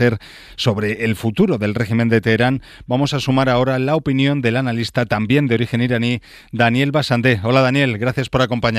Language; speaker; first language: Spanish; native; Spanish